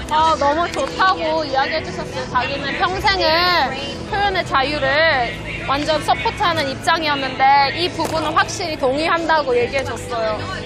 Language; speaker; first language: Korean; native; Korean